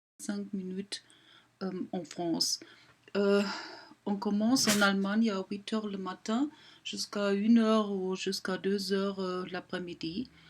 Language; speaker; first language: French; non-native, fluent; German